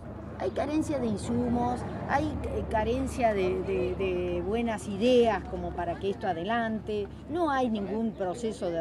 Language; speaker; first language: Spanish; native; Spanish